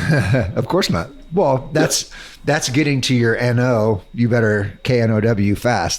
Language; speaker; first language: English; native; English